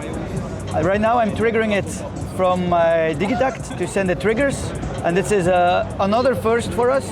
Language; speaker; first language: English; non-native, fluent; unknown